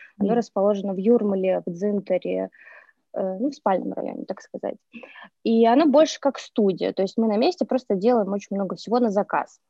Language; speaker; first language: Russian; native; Russian